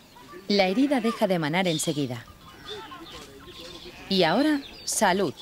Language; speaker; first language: Spanish; native; Spanish